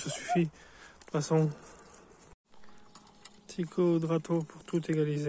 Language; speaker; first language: French; native; French